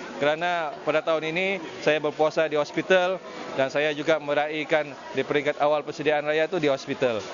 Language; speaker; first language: Malay; native; Malay